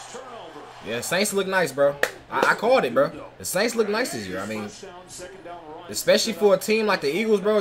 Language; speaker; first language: English; native; English